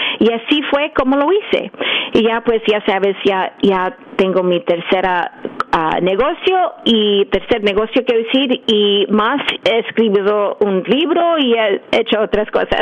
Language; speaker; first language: Spanish; early bilingual, heritage; English